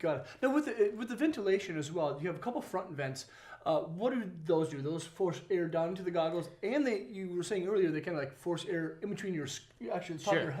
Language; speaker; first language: English; native; English